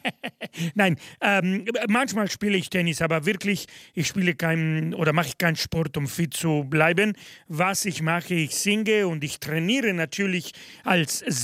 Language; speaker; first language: German; non-native, fluent; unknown